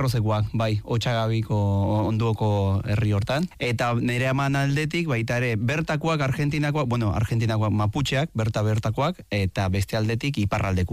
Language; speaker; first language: Basque; non-native, fluent; Spanish